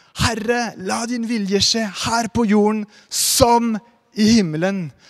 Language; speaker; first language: Norwegian; non-native, fluent; French